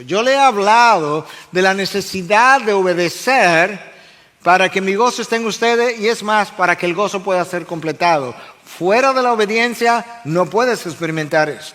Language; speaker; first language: Spanish; native; Spanish